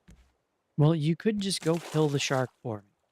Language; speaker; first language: English; native; English